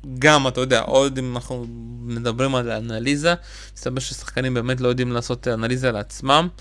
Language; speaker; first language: Hebrew; early bilingual, other home language; Russian